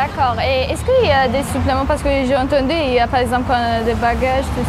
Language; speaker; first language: French; non-native, fluent; Persian